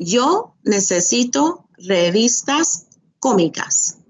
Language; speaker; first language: Spanish; non-native, fluent; English